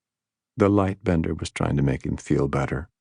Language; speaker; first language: English; native; English